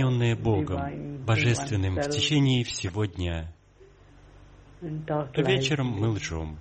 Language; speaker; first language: Russian; native; Russian